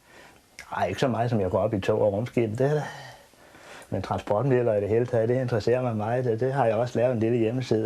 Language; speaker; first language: Danish; native; Danish